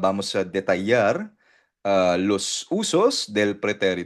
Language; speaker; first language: Spanish; non-native, fluent; Filipino